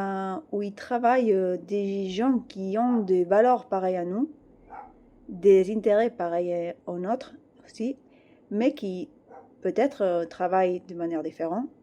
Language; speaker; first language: French; non-native, fluent; Catalan